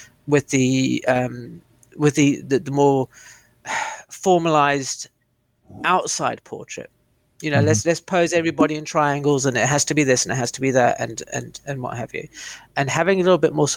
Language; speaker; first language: English; native; English